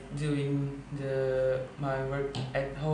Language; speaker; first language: English; non-native, learner; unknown